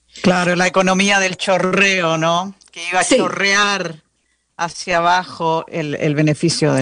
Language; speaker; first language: Spanish; native; Spanish